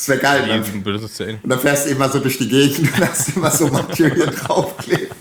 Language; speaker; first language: German; native; German